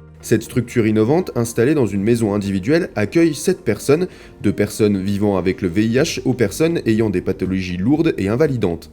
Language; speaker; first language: French; native; French